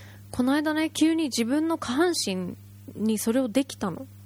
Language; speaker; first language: Japanese; native; Japanese